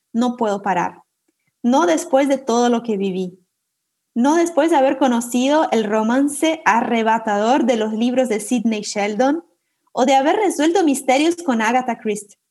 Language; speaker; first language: Spanish; non-native, fluent; Portuguese